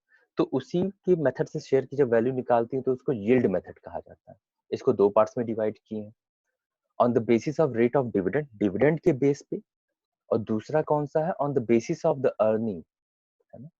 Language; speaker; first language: Hindi; native; Hindi